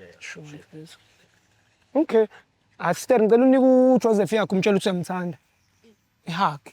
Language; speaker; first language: Zulu; native; Zulu